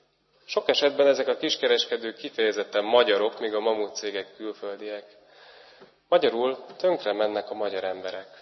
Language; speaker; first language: Hungarian; native; Hungarian